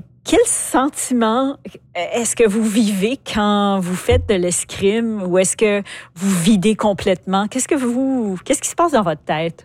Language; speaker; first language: French; native; French